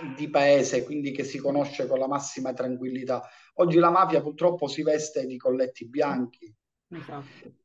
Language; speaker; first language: Italian; native; Italian